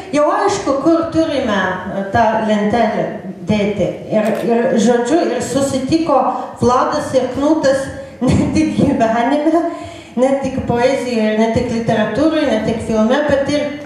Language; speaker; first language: Lithuanian; non-native, fluent; Latvian